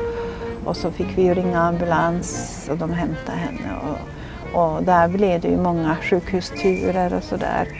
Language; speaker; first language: Swedish; native; Swedish